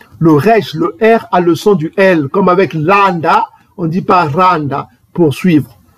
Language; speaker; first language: French; non-native, local second language; Kongo